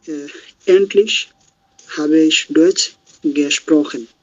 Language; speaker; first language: German; non-native, learner; Bangla